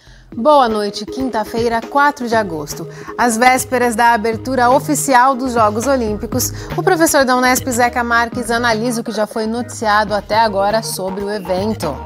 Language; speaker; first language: Portuguese; native; Portuguese